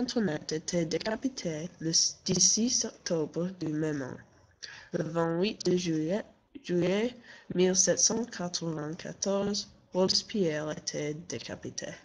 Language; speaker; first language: French; non-native, learner; English